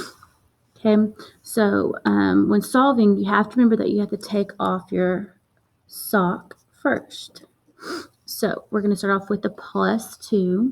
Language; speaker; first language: English; native; English